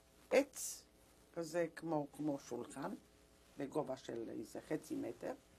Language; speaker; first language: Hebrew; non-native, fluent; Polish